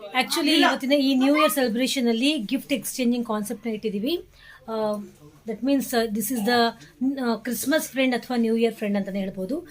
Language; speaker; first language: Kannada; non-native, local second language; Marathi